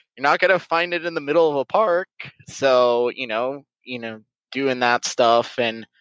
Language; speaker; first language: English; native; English